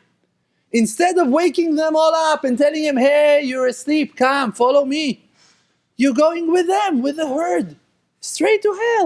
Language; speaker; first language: English; non-native, fluent; Hebrew